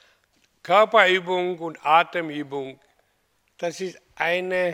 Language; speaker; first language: German; non-native, fluent; Hindi